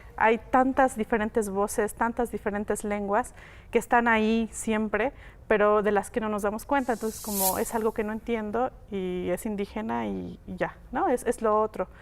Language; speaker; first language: Spanish; non-native, local second language; Mixtepec Mixtec